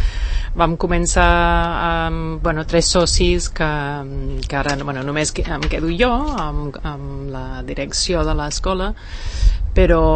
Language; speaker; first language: Catalan; non-native, fluent; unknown